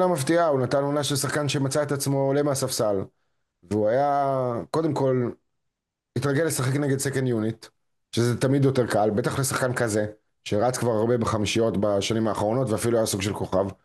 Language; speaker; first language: Hebrew; native; Hebrew